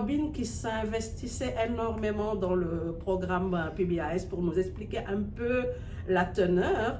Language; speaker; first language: French; non-native, local second language; Wolof